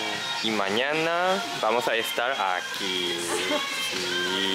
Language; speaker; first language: Spanish; non-native, learner; Japanese